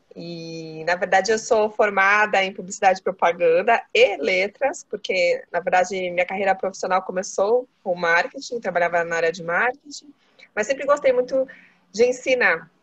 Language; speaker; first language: Portuguese; native; Portuguese